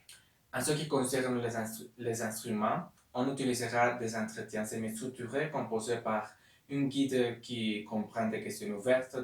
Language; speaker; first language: French; non-native, learner; Spanish